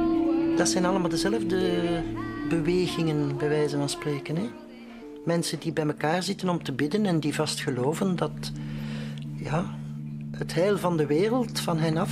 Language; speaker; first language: Dutch; native; Dutch